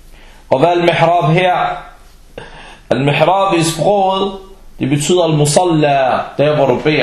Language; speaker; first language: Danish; early bilingual, other home language; Arabic